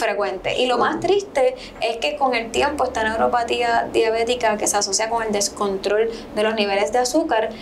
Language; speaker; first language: Spanish; native; Spanish